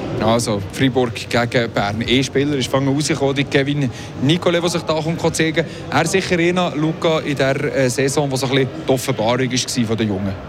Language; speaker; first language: German; native; German